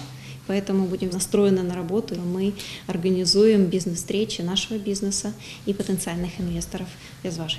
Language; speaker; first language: Russian; native; Russian